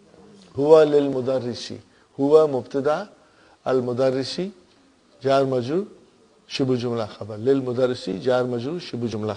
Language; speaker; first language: Arabic; non-native, fluent; Urdu